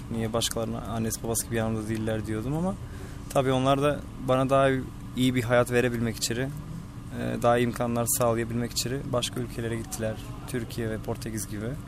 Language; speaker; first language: Turkish; native; Turkish